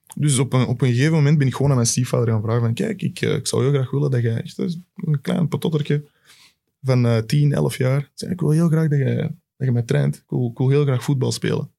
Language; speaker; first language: Dutch; native; Dutch